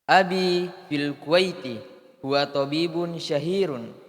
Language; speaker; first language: Arabic; non-native, learner; Indonesian